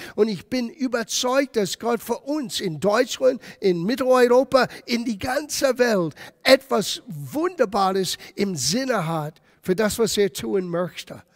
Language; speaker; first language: German; non-native, fluent; English